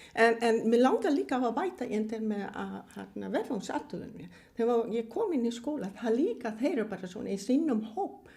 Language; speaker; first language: Icelandic; non-native, fluent; Vietnamese